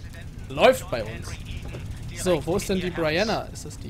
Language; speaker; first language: German; native; German